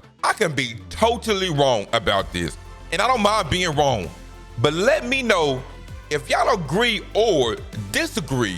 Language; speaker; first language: English; native; English